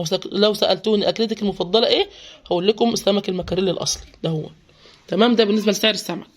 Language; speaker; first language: Arabic; native; Arabic